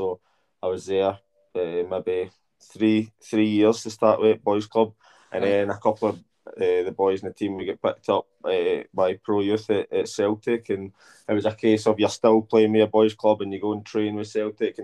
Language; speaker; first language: English; native; English